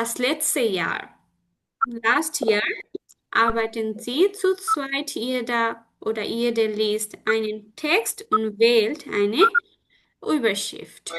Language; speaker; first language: German; non-native, fluent; Bangla